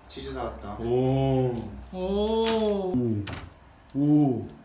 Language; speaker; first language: Korean; native; Korean